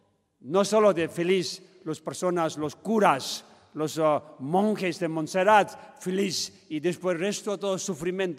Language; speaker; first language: Spanish; non-native, learner; Tibetan